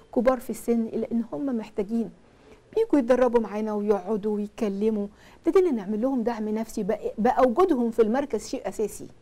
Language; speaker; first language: Arabic; native; Arabic